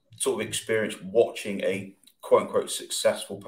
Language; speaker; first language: English; native; English